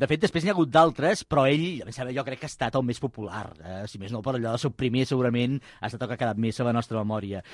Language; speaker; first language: Catalan; native; Catalan